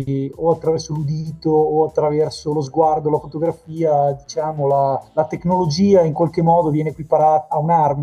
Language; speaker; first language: Italian; native; Italian